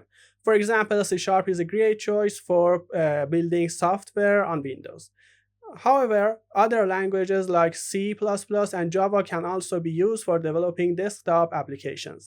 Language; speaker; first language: English; non-native, fluent; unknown